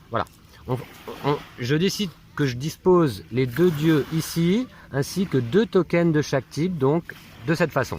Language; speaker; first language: French; native; French